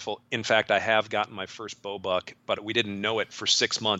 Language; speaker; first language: English; native; English